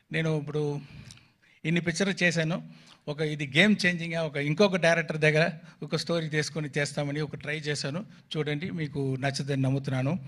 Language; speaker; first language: Telugu; non-native, fluent; Tamil